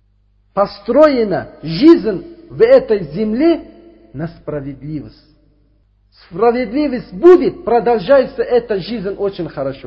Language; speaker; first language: Russian; non-native, learner; Uzbek